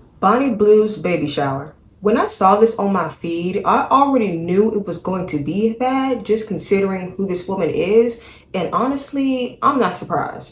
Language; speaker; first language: English; native; English